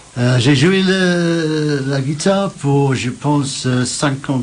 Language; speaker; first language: French; non-native, learner; English